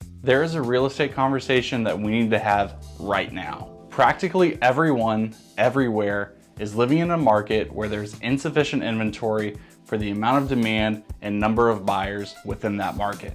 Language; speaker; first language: English; native; English